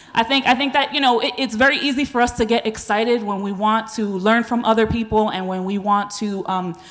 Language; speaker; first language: English; native; English